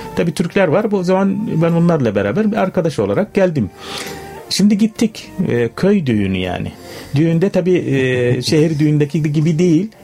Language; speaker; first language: Turkish; non-native, fluent; Arabic